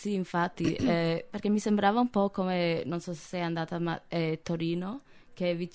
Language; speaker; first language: Italian; non-native, fluent; English